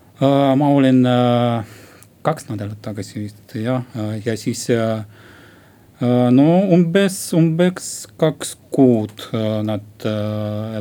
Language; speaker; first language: Estonian; non-native, local second language; Russian